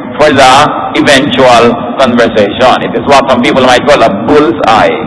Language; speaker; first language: English; non-native, local second language; Filipino